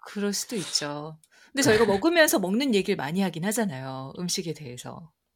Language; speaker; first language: Korean; native; Korean